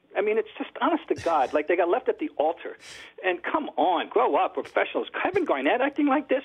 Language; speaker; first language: English; native; English